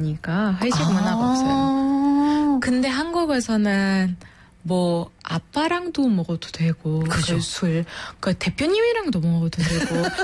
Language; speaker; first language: Korean; non-native, fluent; Arabic